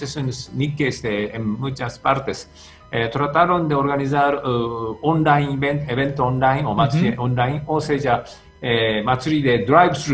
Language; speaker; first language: Spanish; non-native, fluent; Japanese